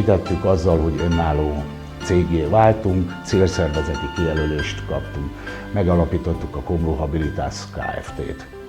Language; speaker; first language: Hungarian; native; Hungarian